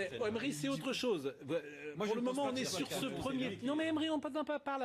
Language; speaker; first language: French; native; French